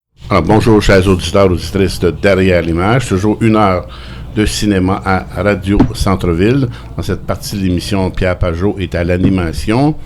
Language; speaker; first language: French; native; French